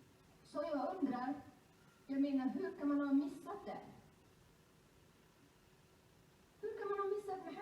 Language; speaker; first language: Swedish; non-native, fluent; Somali